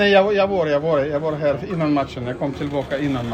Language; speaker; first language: Swedish; non-native, fluent; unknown